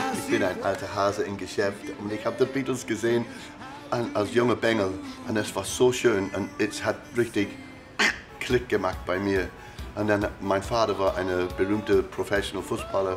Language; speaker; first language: German; non-native, fluent; English